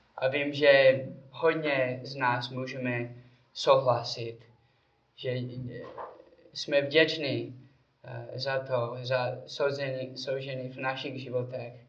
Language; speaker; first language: Czech; non-native, learner; English